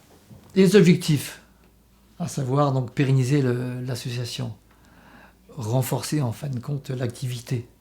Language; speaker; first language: French; native; French